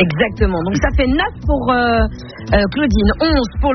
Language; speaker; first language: French; native; French